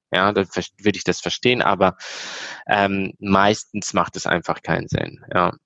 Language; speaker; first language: German; early bilingual, heritage; German